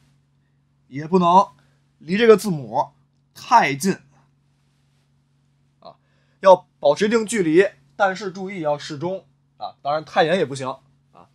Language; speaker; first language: Chinese; native; Chinese